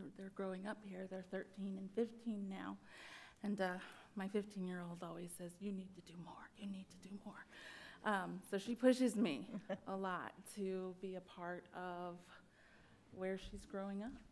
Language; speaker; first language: English; native; English